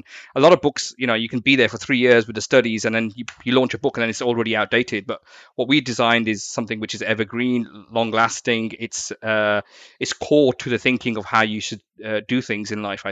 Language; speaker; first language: English; native; English